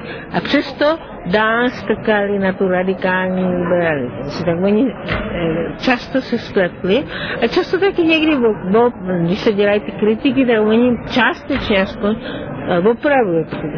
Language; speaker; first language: Czech; non-native, fluent; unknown